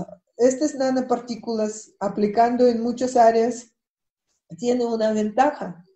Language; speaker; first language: Spanish; non-native, fluent; Russian